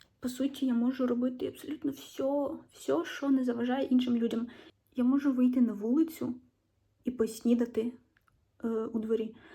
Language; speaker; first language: Ukrainian; non-native, local second language; Russian